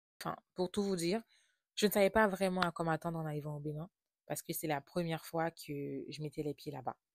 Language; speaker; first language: French; non-native, local second language; Haitian Creole